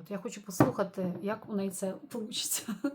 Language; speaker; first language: Ukrainian; native; Ukrainian